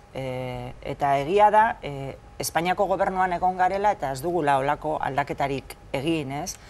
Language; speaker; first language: Basque; non-native, local second language; Spanish